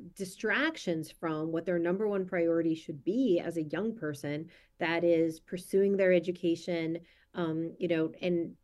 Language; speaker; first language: English; native; English